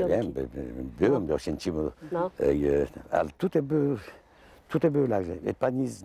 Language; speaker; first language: Polish; non-native, learner; Dutch